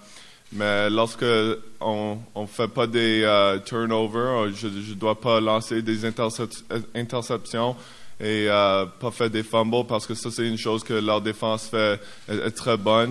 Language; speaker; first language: French; non-native, learner; English